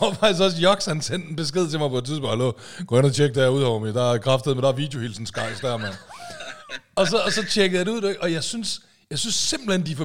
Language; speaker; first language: Danish; native; Danish